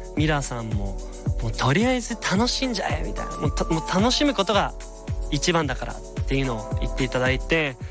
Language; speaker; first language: Japanese; early bilingual, other home language; German